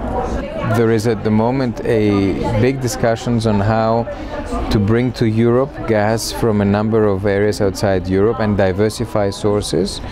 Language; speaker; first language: English; non-native, fluent; Greek